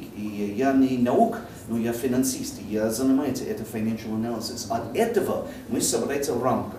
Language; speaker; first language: Russian; non-native, fluent; English